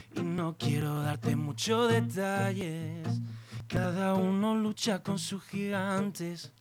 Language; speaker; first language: Spanish; native; Spanish